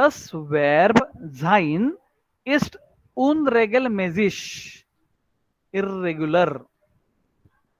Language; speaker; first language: German; non-native, learner; Marathi